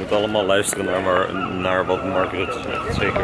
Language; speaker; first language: Dutch; native; Dutch